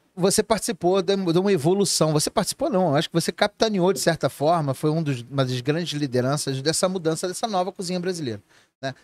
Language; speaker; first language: Portuguese; native; Portuguese